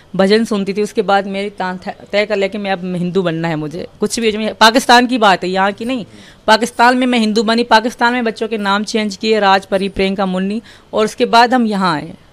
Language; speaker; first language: Urdu; non-native, local second language; Sindhi